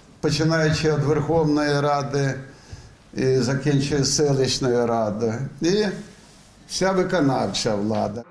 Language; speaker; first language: Ukrainian; non-native, local second language; Russian